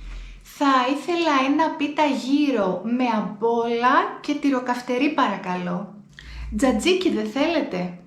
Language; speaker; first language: Greek; native; Greek